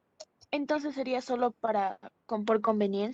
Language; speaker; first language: Spanish; native; Spanish